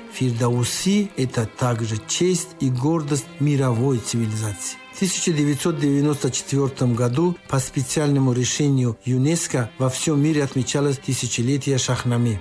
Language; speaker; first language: Russian; non-native, local second language; Tajik